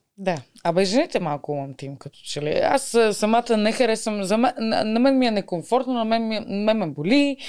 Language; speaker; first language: Bulgarian; native; Bulgarian